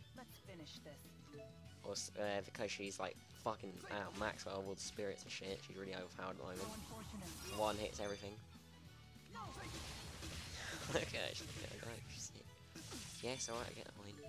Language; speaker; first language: English; native; English